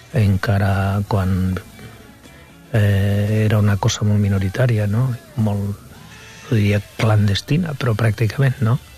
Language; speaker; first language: Catalan; non-native, local second language; Spanish